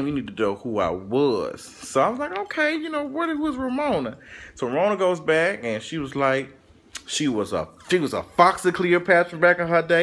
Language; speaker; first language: English; native; English